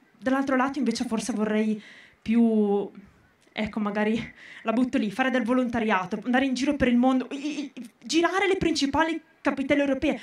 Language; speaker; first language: Italian; native; Italian